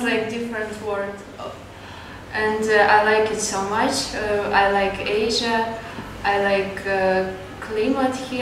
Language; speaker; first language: English; non-native, learner; Ukrainian